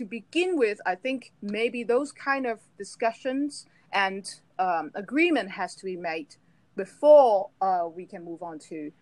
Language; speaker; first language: English; non-native, local second language; Cantonese